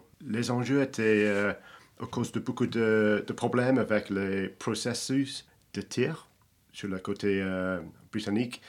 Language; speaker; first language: French; non-native, fluent; English